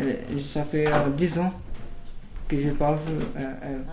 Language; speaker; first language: French; non-native, learner; Portuguese